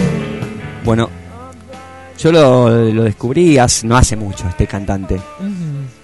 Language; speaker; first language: Spanish; native; Spanish